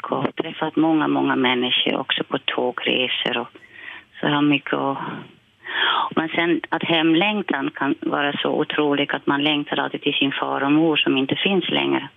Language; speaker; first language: Swedish; non-native, fluent; Dutch